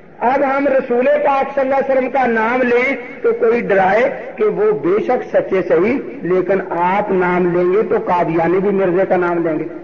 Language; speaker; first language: Urdu; non-native, local second language; Punjabi